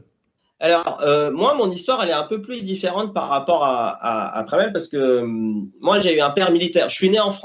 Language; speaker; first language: French; native; French